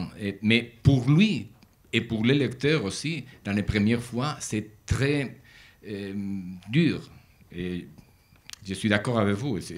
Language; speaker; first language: French; non-native, learner; Spanish